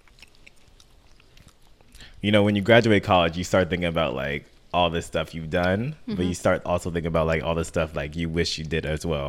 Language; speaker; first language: English; native; English